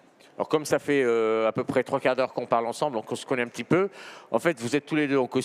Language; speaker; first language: French; native; French